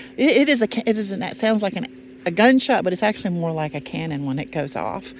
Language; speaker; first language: English; native; English